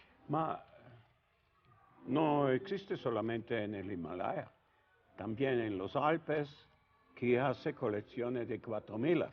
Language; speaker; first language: Spanish; non-native, learner; Italian